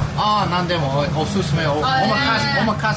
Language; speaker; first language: Japanese; non-native, learner; English